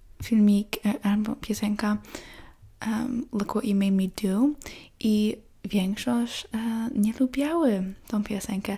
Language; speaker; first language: Polish; early bilingual, heritage; English